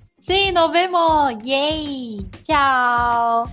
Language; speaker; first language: Spanish; non-native, learner; Chinese